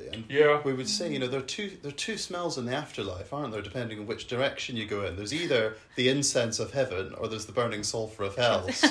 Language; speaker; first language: English; native; English